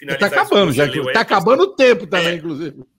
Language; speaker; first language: Portuguese; native; Portuguese